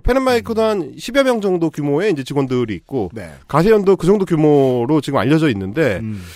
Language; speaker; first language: Korean; native; Korean